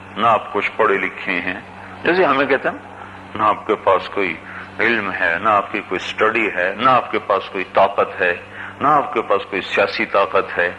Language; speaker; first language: Urdu; non-native, local second language; Punjabi